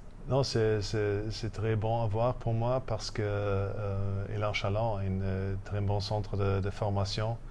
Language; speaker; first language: French; non-native, fluent; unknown